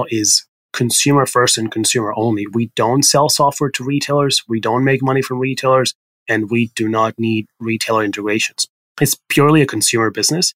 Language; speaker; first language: English; non-native, fluent; Spanish